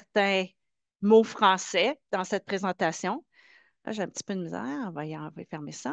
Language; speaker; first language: French; native; French